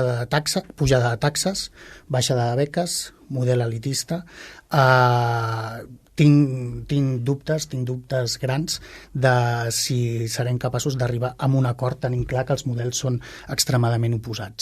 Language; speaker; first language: Catalan; native; Catalan